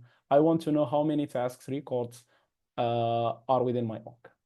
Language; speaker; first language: English; non-native, fluent; Arabic